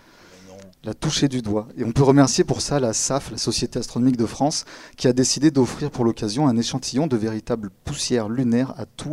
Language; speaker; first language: French; native; French